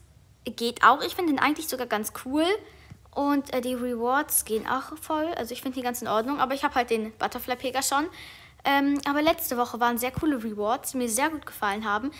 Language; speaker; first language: German; native; German